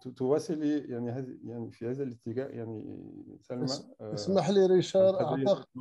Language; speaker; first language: Arabic; non-native, fluent; French